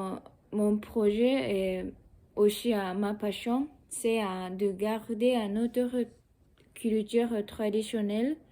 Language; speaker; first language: French; non-native, learner; Japanese